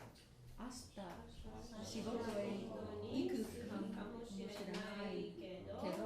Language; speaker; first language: Japanese; non-native, learner; English